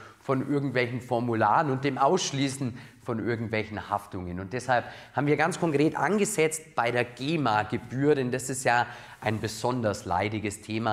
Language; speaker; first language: German; native; German